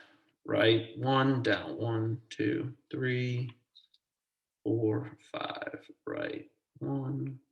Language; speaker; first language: English; native; English